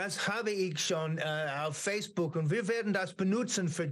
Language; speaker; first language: German; non-native, learner; English